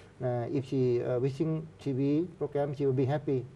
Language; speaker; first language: English; non-native, learner; Thai